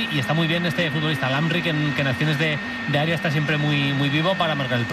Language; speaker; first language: Spanish; native; Spanish